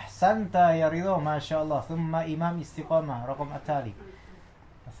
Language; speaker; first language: Arabic; non-native, fluent; Indonesian